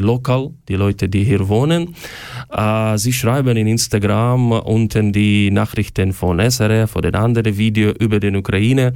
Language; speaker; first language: German; non-native, learner; Ukrainian